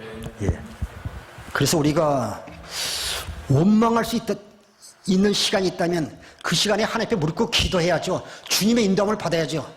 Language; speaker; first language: Korean; native; Korean